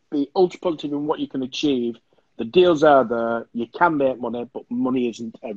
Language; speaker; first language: English; native; English